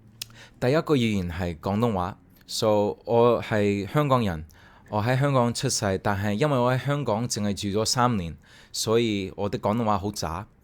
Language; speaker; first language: Cantonese; early bilingual, heritage; Cantonese